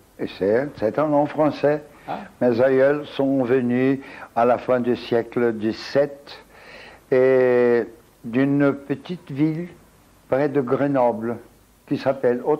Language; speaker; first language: French; non-native, fluent; Portuguese